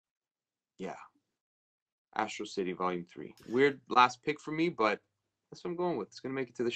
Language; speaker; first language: English; native; English